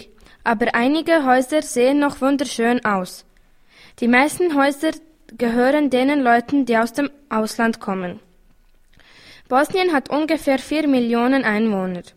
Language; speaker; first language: German; early bilingual, other home language; Bosnian